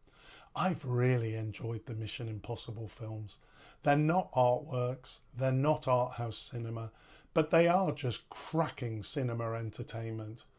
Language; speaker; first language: English; native; English